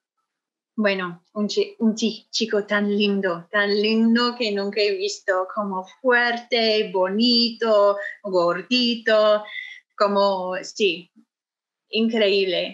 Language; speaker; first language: Spanish; non-native, fluent; English